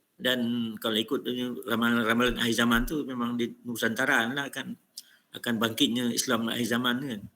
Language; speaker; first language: Malay; native; Malay